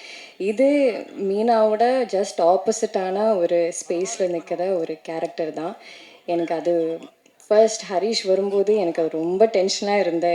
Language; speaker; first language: Tamil; non-native, learner; Malayalam